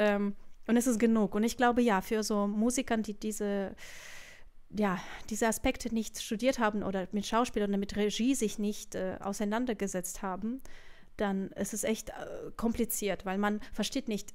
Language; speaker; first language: German; non-native, fluent; Russian